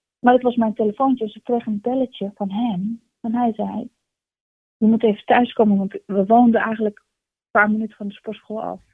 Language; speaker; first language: Dutch; early bilingual, other home language; Turkish